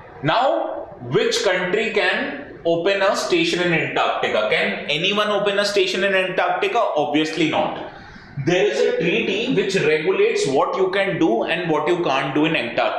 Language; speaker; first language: English; non-native, local second language; Hindi